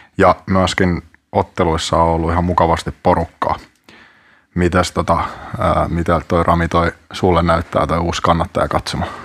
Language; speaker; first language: Finnish; native; Finnish